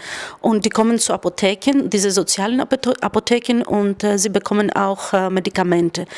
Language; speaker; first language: German; non-native, fluent; Greek